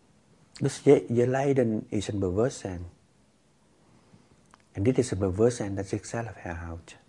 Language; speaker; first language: Dutch; non-native, fluent; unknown